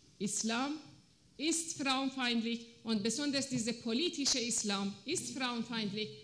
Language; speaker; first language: German; non-native, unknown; Persian